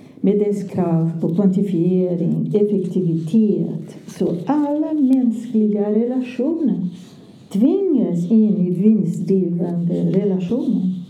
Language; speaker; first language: Swedish; non-native, fluent; Portuguese